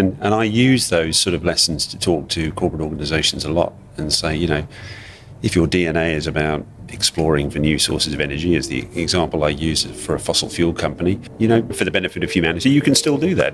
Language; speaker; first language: English; native; English